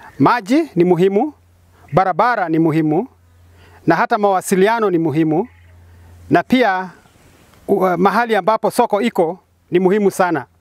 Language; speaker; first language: Swahili; non-native, local second language; Kikuyu